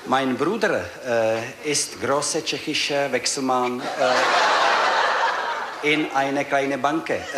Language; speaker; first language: German; non-native, learner; Czech